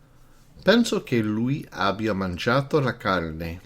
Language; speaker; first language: Italian; non-native, fluent; English